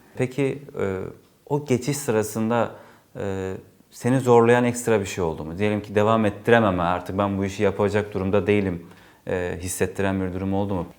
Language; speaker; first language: Turkish; native; Turkish